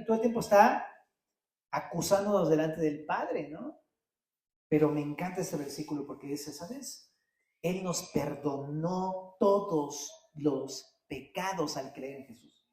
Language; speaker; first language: Spanish; native; Spanish